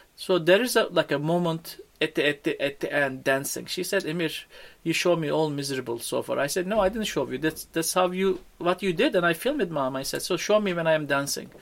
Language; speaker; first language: English; non-native, fluent; Turkish